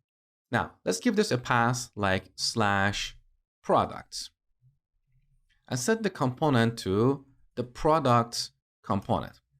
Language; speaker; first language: English; native; English